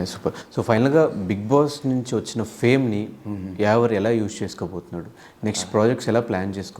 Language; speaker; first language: Telugu; native; Telugu